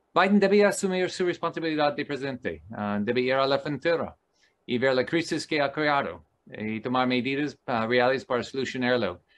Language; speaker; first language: Spanish; non-native, learner; English